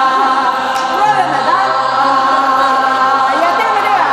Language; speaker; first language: Estonian; non-native, learner; Russian